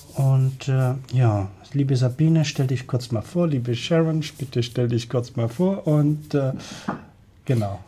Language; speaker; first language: German; native; German